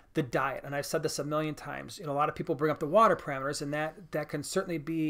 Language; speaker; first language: English; native; English